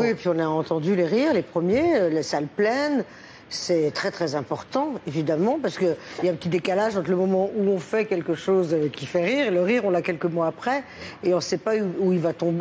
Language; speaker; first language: French; native; French